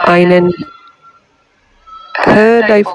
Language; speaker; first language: English; non-native, local second language; Hindi